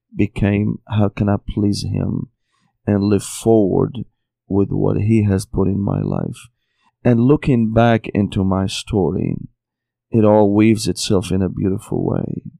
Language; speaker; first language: English; non-native, fluent; Arabic